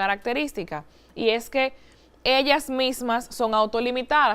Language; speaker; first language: Spanish; native; Spanish